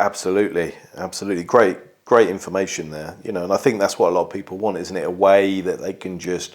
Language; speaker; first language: English; native; English